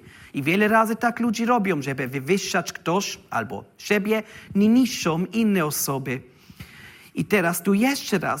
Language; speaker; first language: Polish; non-native, learner; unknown